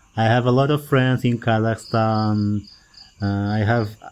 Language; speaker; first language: English; non-native, fluent; Kazakh